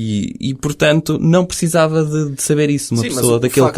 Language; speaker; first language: Portuguese; native; Portuguese